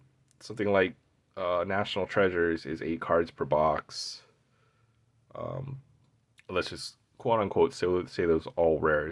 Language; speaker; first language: English; native; English